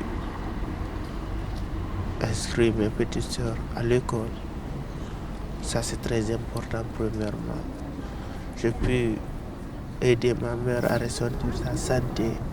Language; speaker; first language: French; non-native, local second language; Fula